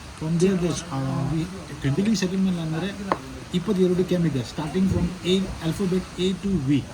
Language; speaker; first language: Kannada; non-native, local second language; Tibetan